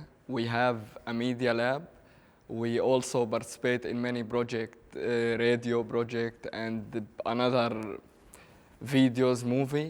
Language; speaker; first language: English; non-native, learner; Arabic